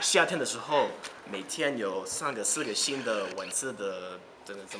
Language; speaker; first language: Chinese; non-native, learner; English